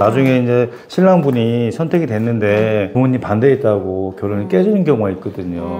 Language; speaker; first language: Korean; native; Korean